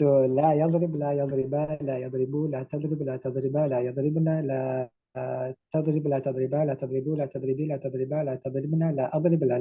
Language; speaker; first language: Arabic; non-native, learner; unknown